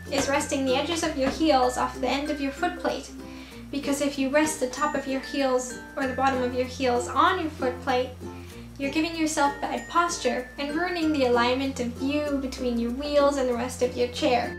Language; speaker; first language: English; native; English